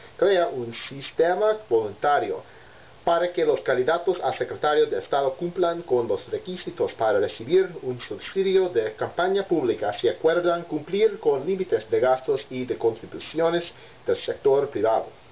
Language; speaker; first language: Spanish; non-native, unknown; English